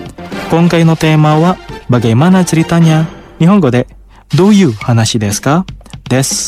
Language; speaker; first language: Japanese; non-native, fluent; Indonesian